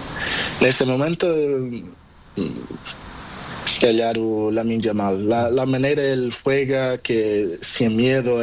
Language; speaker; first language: Spanish; non-native, learner; Portuguese